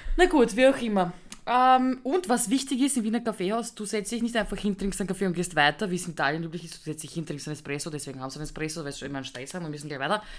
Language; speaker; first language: German; early bilingual, other home language; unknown